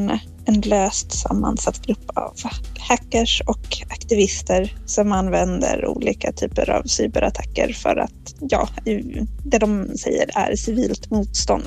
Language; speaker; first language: Swedish; native; Swedish